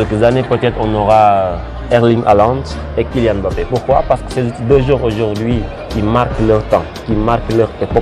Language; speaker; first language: French; non-native, local second language; Wolof